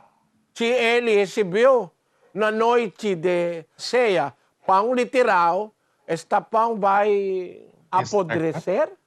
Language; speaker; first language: Portuguese; non-native, learner; Filipino